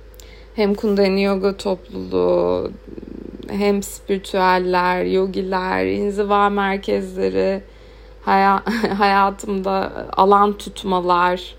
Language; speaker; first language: Turkish; native; Turkish